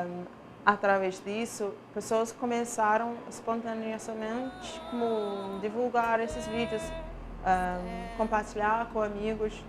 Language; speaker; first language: Portuguese; non-native, fluent; English